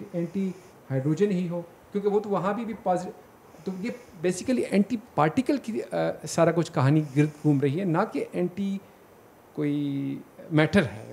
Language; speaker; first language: Urdu; native; Urdu